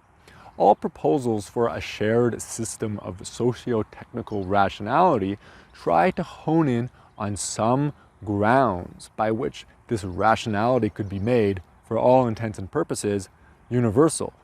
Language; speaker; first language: English; native; English